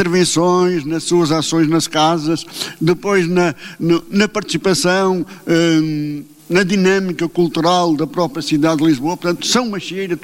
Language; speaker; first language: Portuguese; native; Portuguese